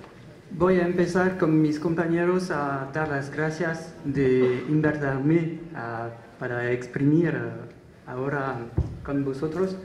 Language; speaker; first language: Spanish; non-native, learner; French